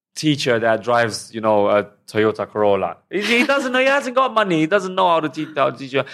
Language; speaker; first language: English; non-native, fluent; Romanian